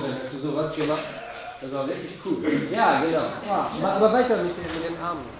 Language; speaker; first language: German; non-native, fluent; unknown